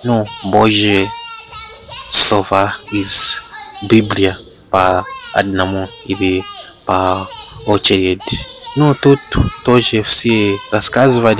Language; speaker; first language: Russian; non-native, learner; Bemba